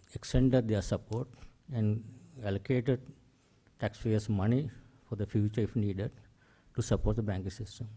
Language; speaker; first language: English; non-native, local second language; Sinhala